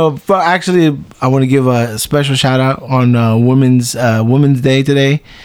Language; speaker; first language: English; early bilingual, other home language; Spanish